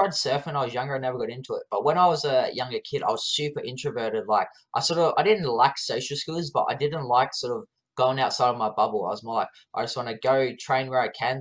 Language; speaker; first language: English; native; English